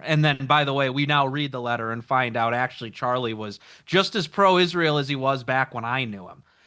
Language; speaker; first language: English; native; English